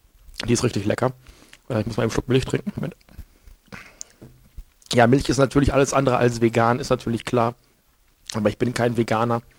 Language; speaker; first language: German; native; German